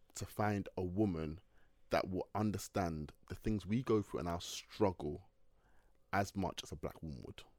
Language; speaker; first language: English; native; English